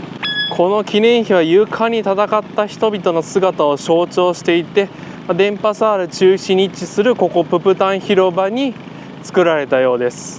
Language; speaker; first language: Japanese; native; Japanese